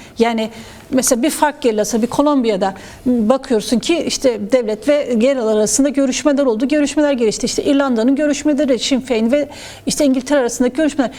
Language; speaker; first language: Turkish; non-native, local second language; Kurdish